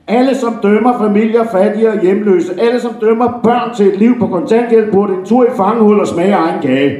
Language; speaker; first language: Danish; native; Danish